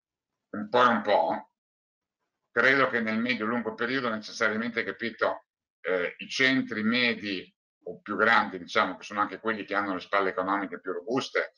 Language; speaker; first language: Italian; native; Italian